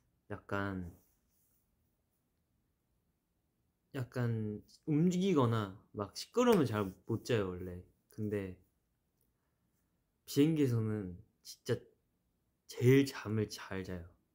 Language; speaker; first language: Korean; early bilingual, heritage; Korean